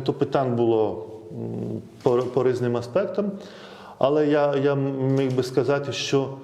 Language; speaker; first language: Ukrainian; non-native, fluent; Lithuanian